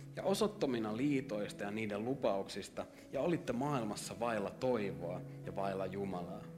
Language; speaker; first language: Finnish; native; Finnish